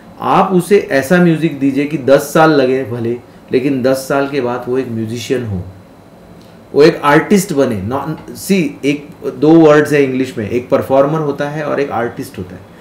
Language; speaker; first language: Hindi; non-native, local second language; Marathi